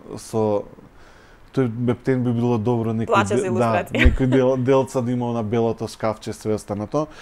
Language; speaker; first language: Macedonian; native; Macedonian